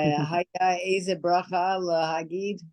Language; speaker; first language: Hebrew; non-native, learner; English